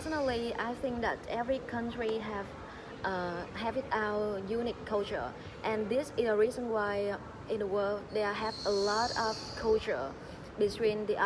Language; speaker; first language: English; non-native, learner; Vietnamese